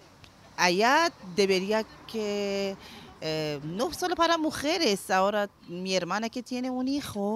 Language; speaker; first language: Spanish; non-native, learner; Persian